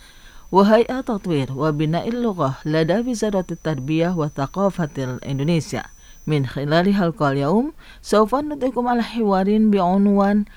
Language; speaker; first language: Arabic; non-native, fluent; Indonesian